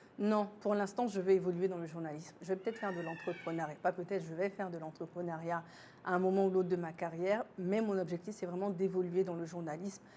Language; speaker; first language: French; native; French